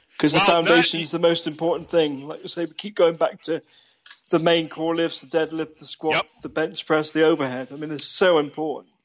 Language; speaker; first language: English; native; English